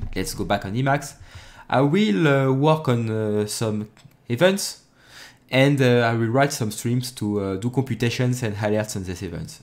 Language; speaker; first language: English; non-native, fluent; French